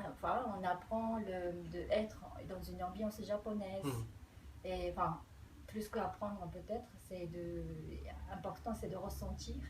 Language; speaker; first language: French; non-native, fluent; Japanese